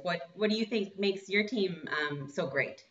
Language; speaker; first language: English; native; English